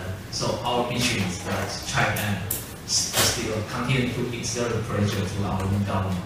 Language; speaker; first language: English; non-native, fluent; Chinese